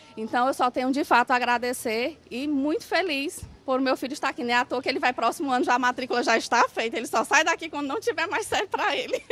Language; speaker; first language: Portuguese; native; Portuguese